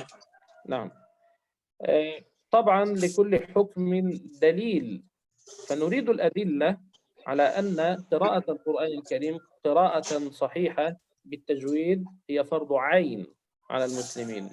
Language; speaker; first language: Arabic; native; Arabic